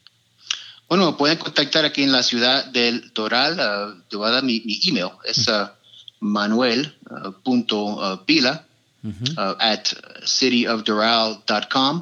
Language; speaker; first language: Spanish; early bilingual, heritage; Spanish